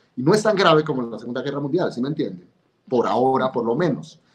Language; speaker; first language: Spanish; native; Spanish